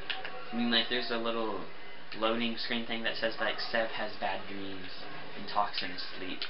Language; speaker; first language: English; native; English